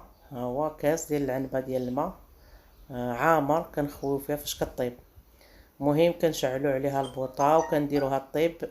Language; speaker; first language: Arabic; native; Arabic